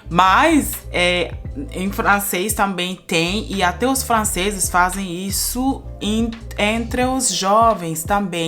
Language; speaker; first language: Portuguese; non-native, fluent; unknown